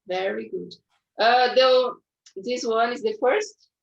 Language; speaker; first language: English; non-native, fluent; Portuguese